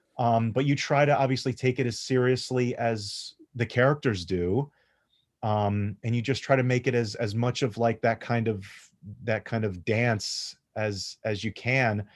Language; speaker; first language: English; native; English